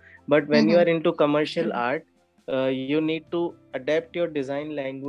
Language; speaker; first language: English; non-native, local second language; Hindi